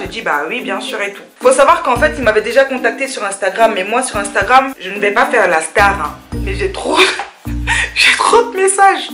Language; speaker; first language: French; early bilingual, other home language; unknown